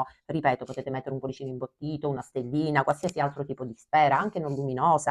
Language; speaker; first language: Italian; native; Italian